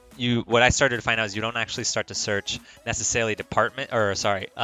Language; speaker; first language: English; early bilingual, other home language; Spanish